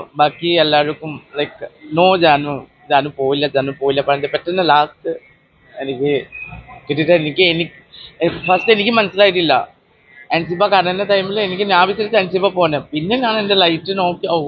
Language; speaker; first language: Malayalam; non-native, local second language; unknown